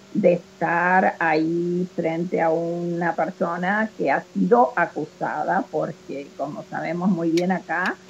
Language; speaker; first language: Spanish; native; Spanish